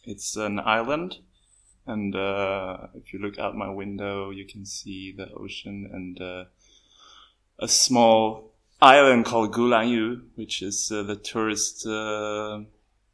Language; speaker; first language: English; non-native, fluent; Swedish